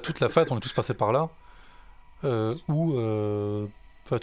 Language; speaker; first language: French; native; French